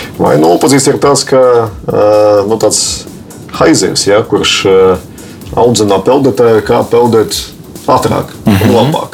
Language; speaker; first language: Latvian; non-native, local second language; Russian